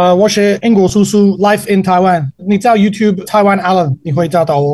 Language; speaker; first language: Chinese; non-native, learner; English